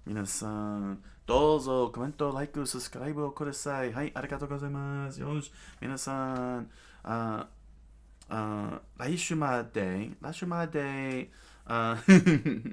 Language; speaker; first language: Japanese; non-native, learner; English